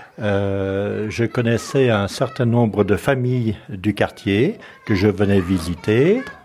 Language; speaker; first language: French; native; French